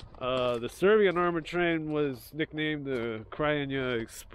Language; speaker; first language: English; native; English